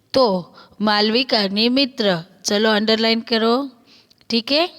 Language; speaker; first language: Hindi; non-native, local second language; Gujarati